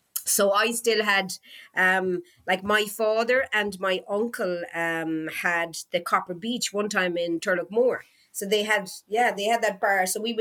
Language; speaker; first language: English; native; English